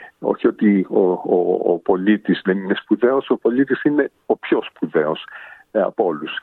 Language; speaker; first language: Greek; early bilingual, heritage; Greek